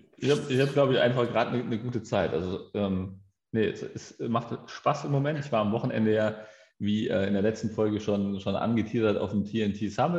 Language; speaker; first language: German; native; German